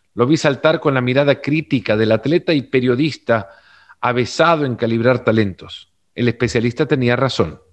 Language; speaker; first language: Spanish; native; Spanish